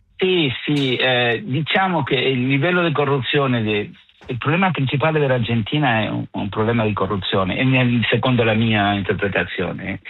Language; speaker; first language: Italian; non-native, fluent; Spanish